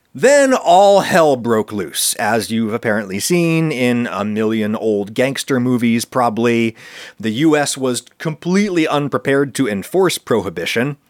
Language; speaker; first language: English; native; English